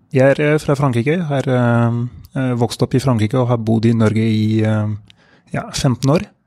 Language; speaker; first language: Norwegian; non-native, fluent; French